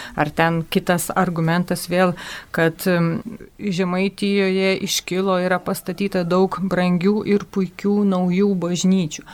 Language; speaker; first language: Lithuanian; native; Lithuanian